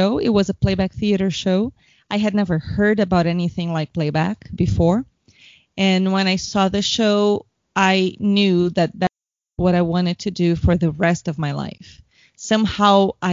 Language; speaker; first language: English; non-native, fluent; Portuguese